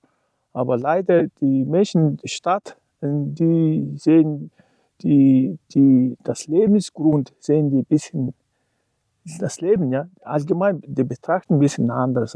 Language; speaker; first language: German; non-native, learner; Mongolian